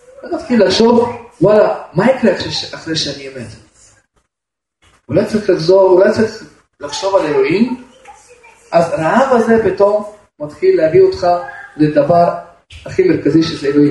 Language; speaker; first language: Hebrew; non-native, fluent; Russian